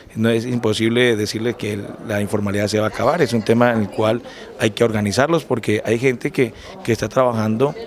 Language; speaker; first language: Spanish; native; Spanish